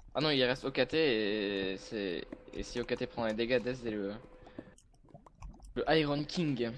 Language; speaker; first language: French; native; French